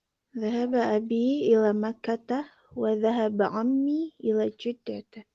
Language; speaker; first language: Arabic; non-native, learner; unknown